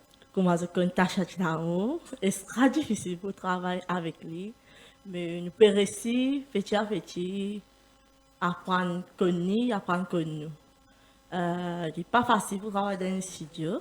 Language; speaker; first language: French; non-native, learner; Morisyen